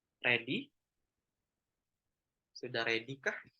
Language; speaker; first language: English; non-native, fluent; Indonesian